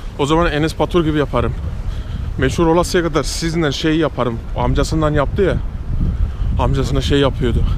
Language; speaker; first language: Turkish; early bilingual, heritage; Turkish